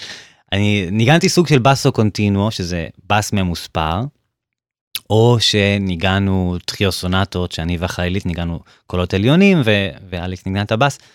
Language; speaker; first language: Hebrew; native; Hebrew